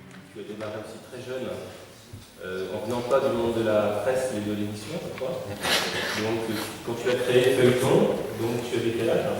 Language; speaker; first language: French; native; French